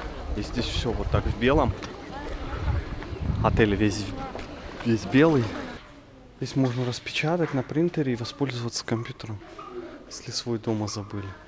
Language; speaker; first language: Russian; native; Russian